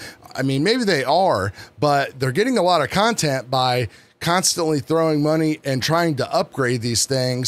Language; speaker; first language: English; native; English